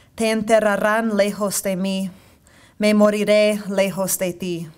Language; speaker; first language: Spanish; non-native, fluent; English